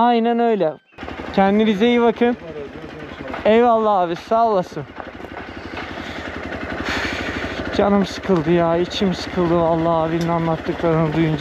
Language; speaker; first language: Turkish; native; Turkish